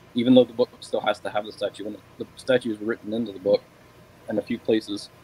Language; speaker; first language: English; native; English